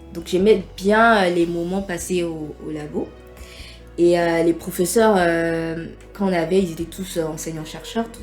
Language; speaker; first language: French; native; French